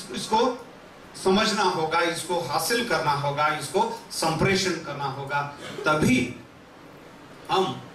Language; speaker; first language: Hindi; non-native, local second language; Kannada